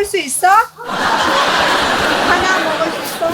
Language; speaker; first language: Korean; non-native, fluent; Persian